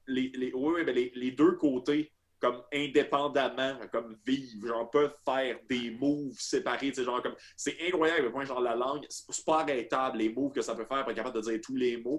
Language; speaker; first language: French; native; French